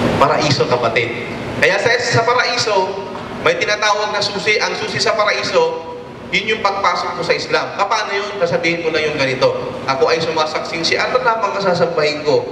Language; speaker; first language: Filipino; non-native, local second language; Waray